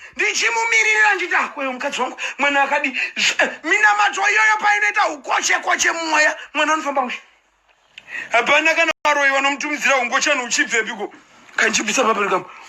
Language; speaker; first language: Shona; native; Shona